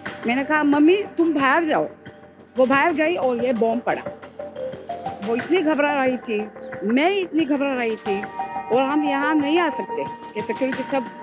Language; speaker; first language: Hindi; early bilingual, heritage; Hindi